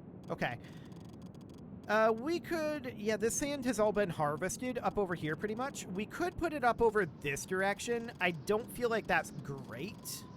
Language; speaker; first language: English; native; English